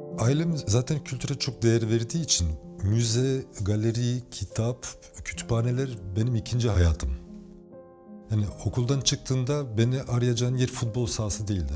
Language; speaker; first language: Turkish; early bilingual, heritage; Turkish